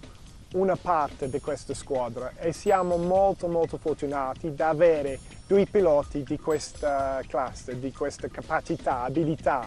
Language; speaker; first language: Italian; non-native, fluent; English